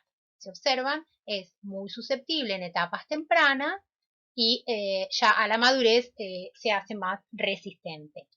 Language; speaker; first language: Spanish; native; Spanish